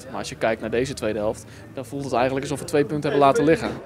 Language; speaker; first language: Dutch; native; Dutch